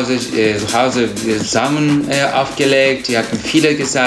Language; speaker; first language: German; non-native, learner; Turkish